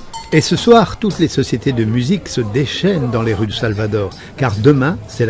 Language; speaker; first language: French; native; French